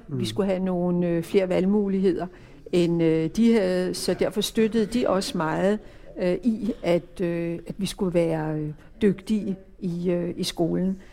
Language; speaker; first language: Danish; native; Danish